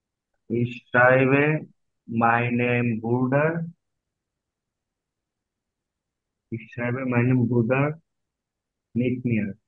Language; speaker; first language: German; non-native, learner; Bangla